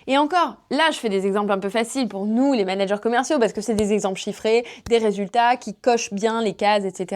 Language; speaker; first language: French; native; French